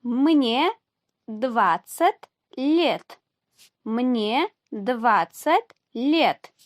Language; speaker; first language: Russian; non-native, fluent; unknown